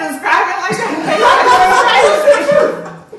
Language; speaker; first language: English; native; English